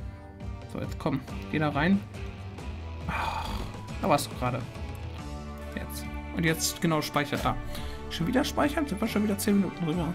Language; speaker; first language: German; native; German